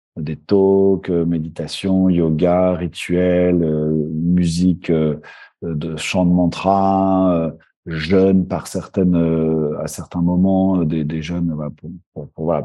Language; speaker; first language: French; native; French